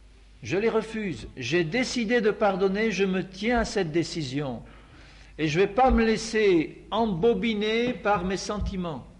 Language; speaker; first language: French; native; French